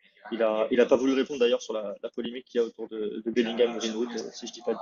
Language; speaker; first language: French; native; French